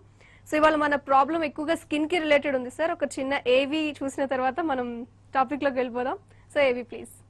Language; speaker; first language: Telugu; native; Telugu